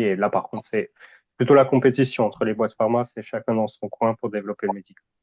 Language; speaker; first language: French; native; French